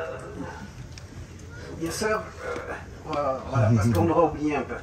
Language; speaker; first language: French; native; French